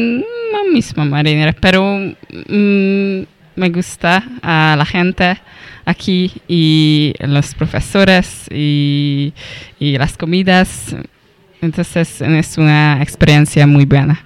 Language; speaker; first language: Spanish; non-native, learner; Hungarian